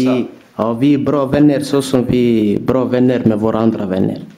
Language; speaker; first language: Swedish; early bilingual, other home language; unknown